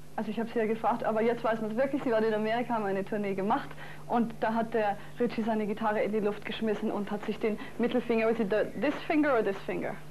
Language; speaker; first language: German; native; German